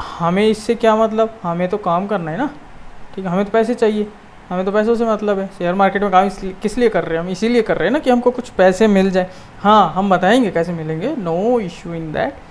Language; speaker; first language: Hindi; native; Hindi